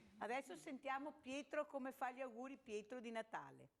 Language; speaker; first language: Italian; native; Italian